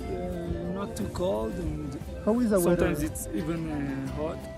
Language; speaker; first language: English; non-native, fluent; Hebrew